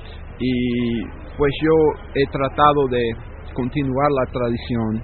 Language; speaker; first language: Spanish; non-native, fluent; English